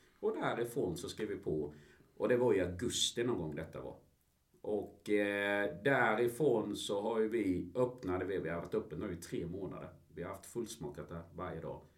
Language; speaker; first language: Swedish; early bilingual, other home language; Spanish